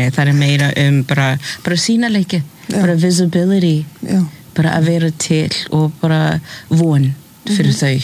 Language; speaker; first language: Icelandic; non-native, fluent; English